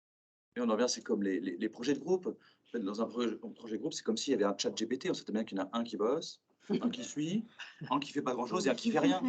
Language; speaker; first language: French; native; French